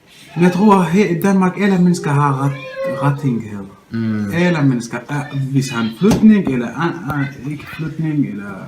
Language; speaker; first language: Danish; non-native, learner; Kurdish